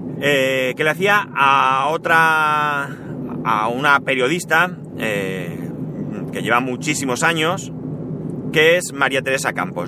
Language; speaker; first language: Spanish; native; Spanish